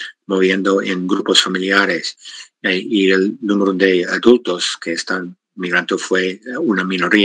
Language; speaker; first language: Spanish; non-native, fluent; English